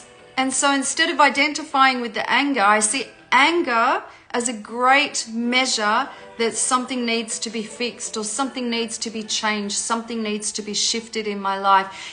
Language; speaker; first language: English; native; English